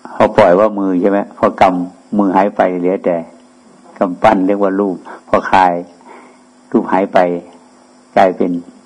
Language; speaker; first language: Thai; native; Thai